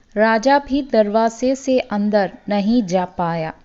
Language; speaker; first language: Hindi; non-native, local second language; Malayalam